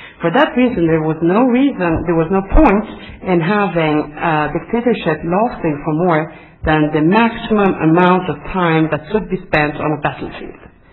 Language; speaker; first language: English; non-native, fluent; Swedish